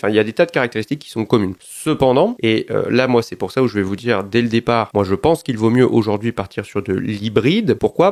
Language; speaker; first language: French; native; French